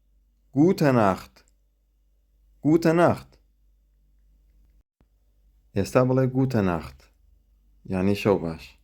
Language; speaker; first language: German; non-native, fluent; Central Kurdish